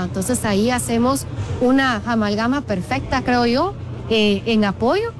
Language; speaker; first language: Spanish; native; Spanish